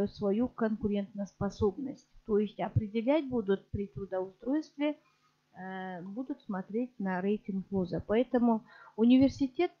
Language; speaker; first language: Russian; non-native, local second language; Kazakh